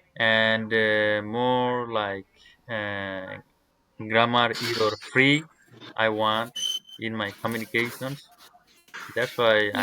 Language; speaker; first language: English; non-native, learner; Bangla